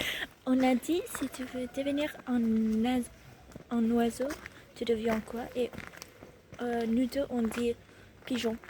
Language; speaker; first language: French; non-native, learner; Indonesian